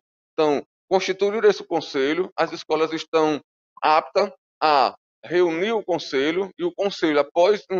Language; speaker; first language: Portuguese; native; Portuguese